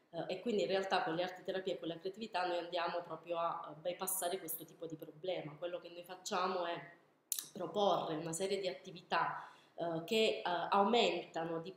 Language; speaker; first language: Italian; native; Italian